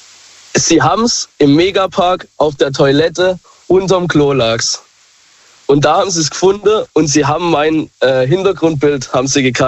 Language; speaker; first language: German; native; German